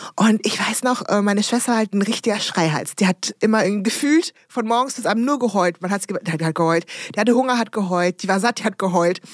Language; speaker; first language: German; early bilingual, other home language; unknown